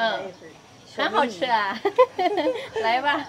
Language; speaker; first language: Chinese; non-native, fluent; Indonesian